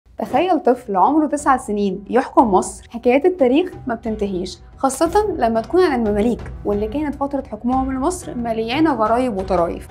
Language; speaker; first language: Arabic; native; Arabic